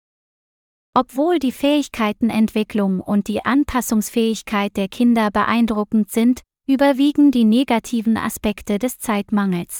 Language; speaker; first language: German; non-native, learner; Vietnamese